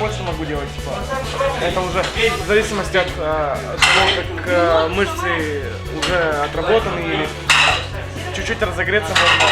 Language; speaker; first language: Russian; native; Russian